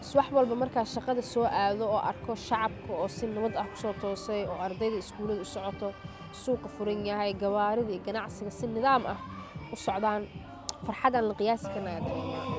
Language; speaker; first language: Somali; early bilingual, heritage; Somali